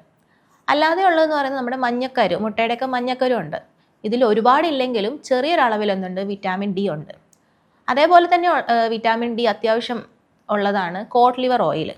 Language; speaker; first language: Malayalam; native; Malayalam